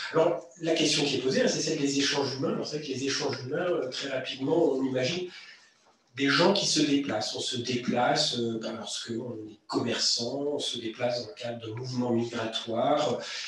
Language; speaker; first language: French; native; French